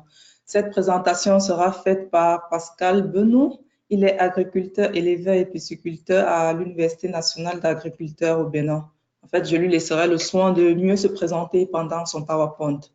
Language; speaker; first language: French; native; French